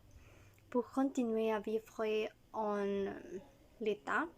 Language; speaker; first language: French; non-native, learner; Spanish